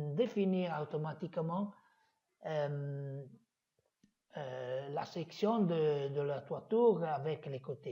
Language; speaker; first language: French; non-native, fluent; Italian